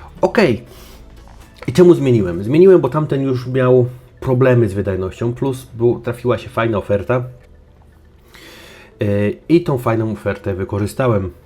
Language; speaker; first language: Polish; native; Polish